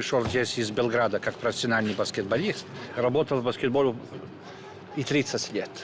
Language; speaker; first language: Russian; non-native, learner; Serbian